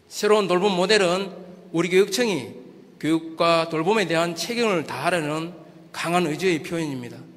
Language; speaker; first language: Korean; native; Korean